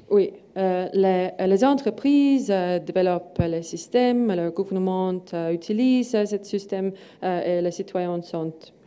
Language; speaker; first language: French; non-native, learner; Estonian